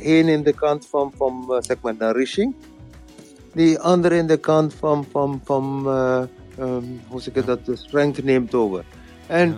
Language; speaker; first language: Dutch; non-native, learner; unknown